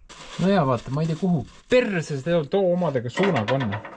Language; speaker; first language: Estonian; native; Estonian